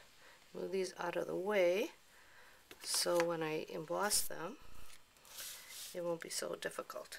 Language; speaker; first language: English; native; English